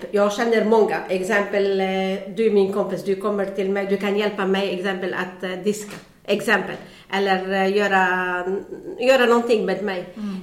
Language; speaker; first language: Swedish; non-native, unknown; Arabic